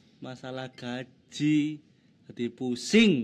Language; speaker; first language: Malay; non-native, local second language; Javanese